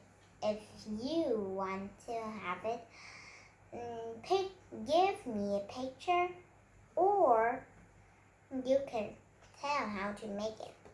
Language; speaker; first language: English; non-native, learner; Vietnamese